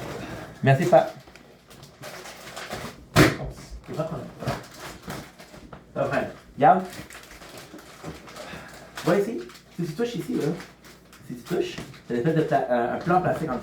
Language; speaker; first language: French; native; French